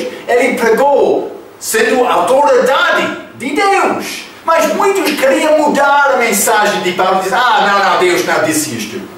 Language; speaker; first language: Portuguese; non-native, fluent; English